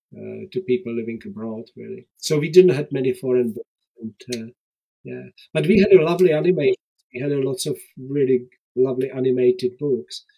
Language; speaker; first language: English; non-native, fluent; Czech